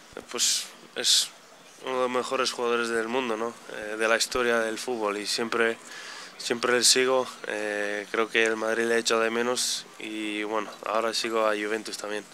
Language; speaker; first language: Spanish; non-native, fluent; Slovenian